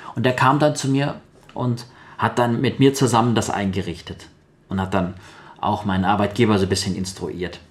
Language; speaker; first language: German; early bilingual, other home language; Russian